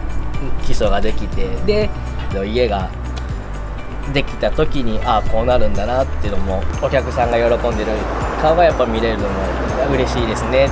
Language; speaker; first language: Japanese; native; Japanese